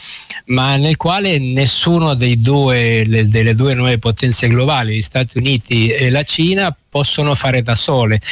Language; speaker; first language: Italian; native; Italian